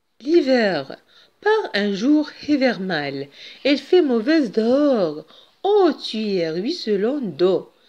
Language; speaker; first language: French; non-native, local second language; Arabic